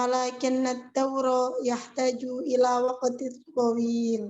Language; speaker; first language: Arabic; non-native, learner; Indonesian